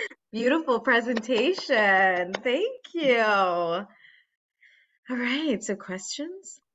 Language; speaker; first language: English; native; English